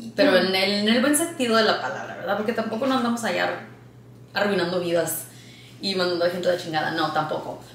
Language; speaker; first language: Spanish; early bilingual, heritage; Spanish